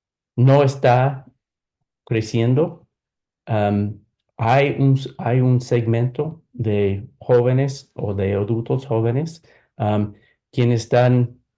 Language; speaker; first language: Spanish; non-native, fluent; English